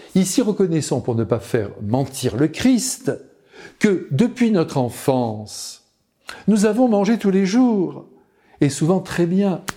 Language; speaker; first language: French; native; French